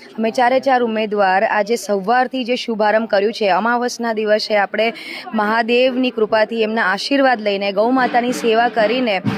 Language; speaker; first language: Gujarati; native; Gujarati